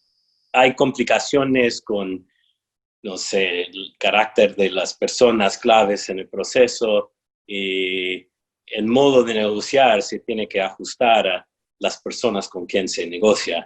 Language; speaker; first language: Spanish; non-native, fluent; English